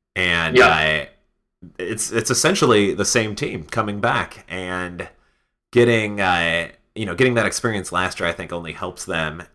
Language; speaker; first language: English; native; English